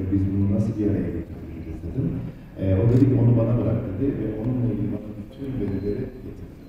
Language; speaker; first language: Turkish; native; Turkish